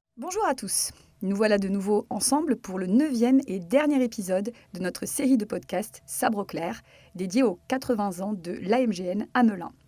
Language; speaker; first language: French; native; French